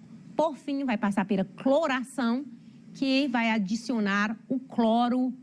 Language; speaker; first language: Portuguese; native; Portuguese